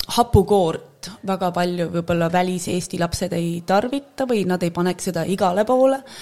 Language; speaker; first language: Estonian; native; Estonian